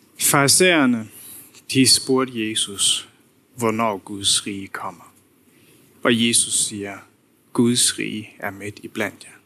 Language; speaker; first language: Danish; non-native, local second language; Faroese